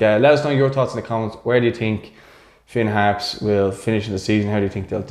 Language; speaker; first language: English; native; English